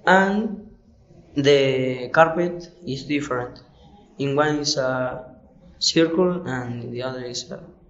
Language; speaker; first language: English; non-native, learner; Spanish